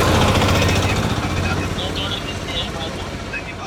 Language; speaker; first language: Hindi; non-native, local second language; Malayalam